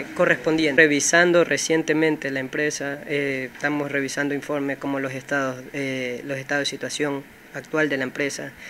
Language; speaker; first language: Spanish; native; Spanish